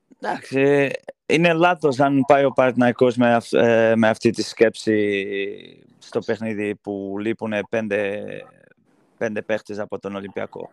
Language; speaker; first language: Greek; non-native, fluent; Portuguese